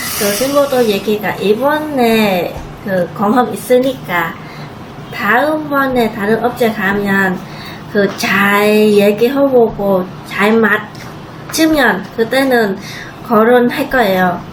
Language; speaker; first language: Korean; non-native, learner; Vietnamese